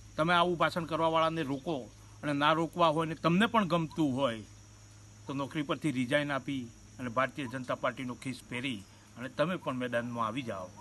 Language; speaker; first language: Gujarati; native; Gujarati